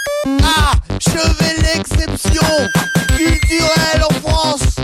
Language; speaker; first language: French; native; French